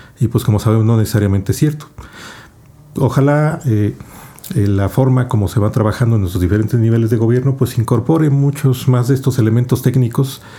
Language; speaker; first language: Spanish; native; Spanish